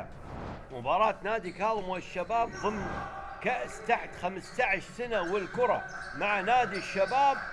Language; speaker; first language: Arabic; native; Arabic